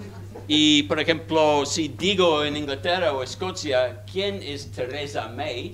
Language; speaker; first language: Spanish; non-native, learner; English